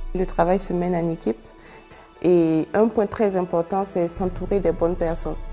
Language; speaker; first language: French; non-native, local second language; Mossi